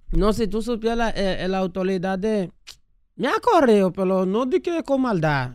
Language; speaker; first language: Spanish; native; Spanish